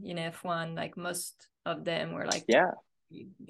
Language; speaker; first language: English; non-native, fluent; French